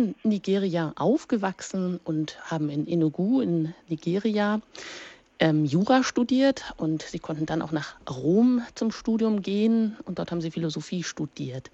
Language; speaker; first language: German; native; German